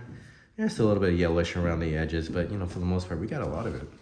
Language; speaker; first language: English; native; English